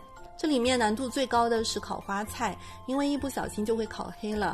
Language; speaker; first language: Chinese; native; Chinese